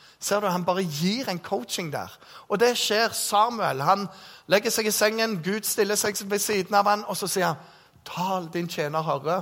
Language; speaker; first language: Norwegian; native; Norwegian